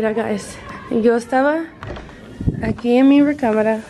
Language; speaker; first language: Spanish; early bilingual, heritage; Spanish